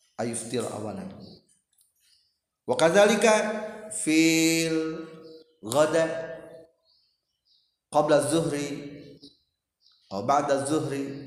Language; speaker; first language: Arabic; non-native, fluent; Indonesian